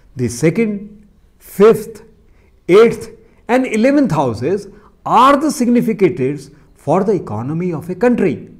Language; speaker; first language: English; non-native, local second language; Hindi